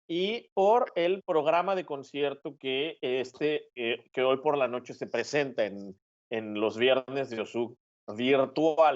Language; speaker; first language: Spanish; native; Spanish